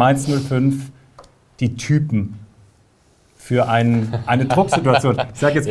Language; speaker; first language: German; native; German